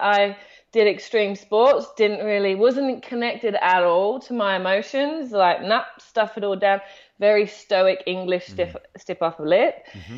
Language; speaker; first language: English; native; English